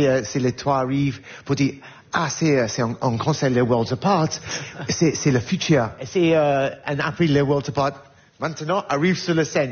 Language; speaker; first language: French; non-native, learner; English